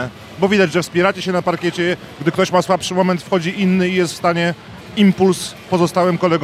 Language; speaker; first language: Polish; native; Polish